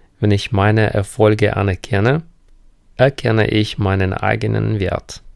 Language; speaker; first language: German; non-native, fluent; Ukrainian